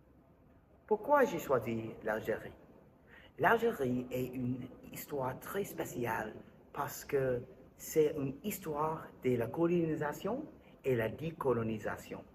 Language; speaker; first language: French; non-native, learner; English